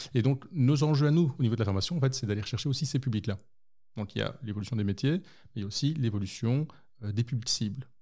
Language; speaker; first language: French; native; French